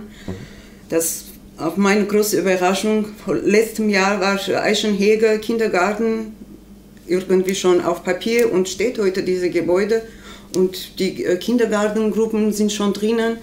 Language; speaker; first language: German; non-native, learner; Armenian